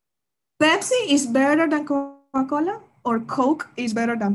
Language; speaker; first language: English; non-native, fluent; Spanish